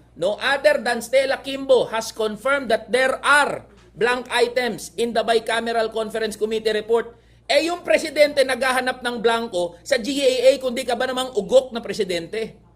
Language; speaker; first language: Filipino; native; Filipino